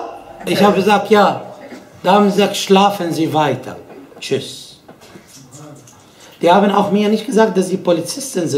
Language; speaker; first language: German; non-native, fluent; Arabic